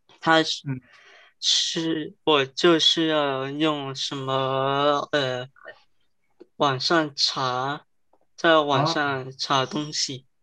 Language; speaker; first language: Chinese; early bilingual, heritage; Chinese